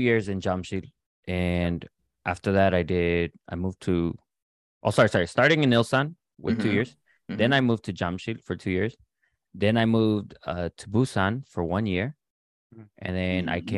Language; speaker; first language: English; native; English